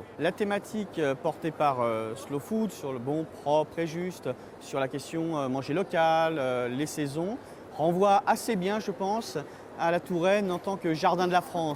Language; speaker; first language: French; native; French